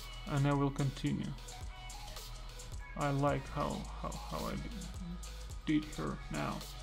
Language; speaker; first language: English; non-native, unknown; Russian